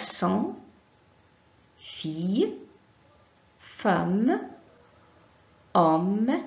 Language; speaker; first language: French; non-native, fluent; Arabic